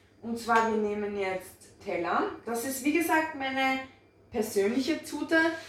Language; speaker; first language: German; early bilingual, other home language; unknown